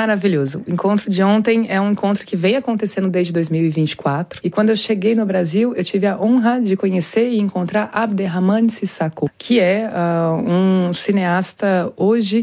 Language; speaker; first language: Portuguese; native; Portuguese